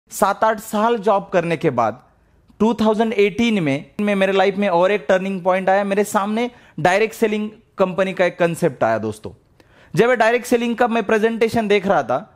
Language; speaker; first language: Hindi; non-native, local second language; Marathi